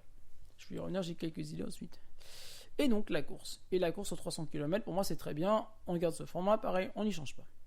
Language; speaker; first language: French; native; French